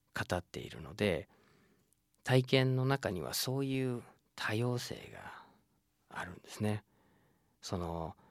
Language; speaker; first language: Japanese; non-native, fluent; English